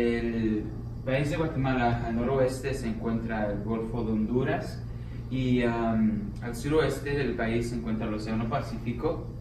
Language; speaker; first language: Spanish; early bilingual, heritage; Spanish